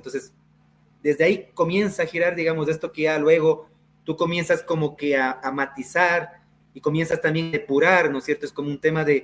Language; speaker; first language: Spanish; native; Spanish